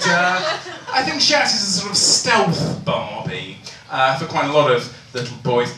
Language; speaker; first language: English; native; English